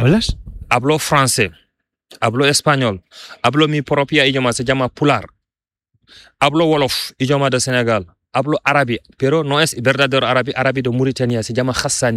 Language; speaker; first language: Spanish; non-native, learner; Fula